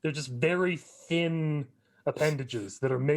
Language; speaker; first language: English; native; English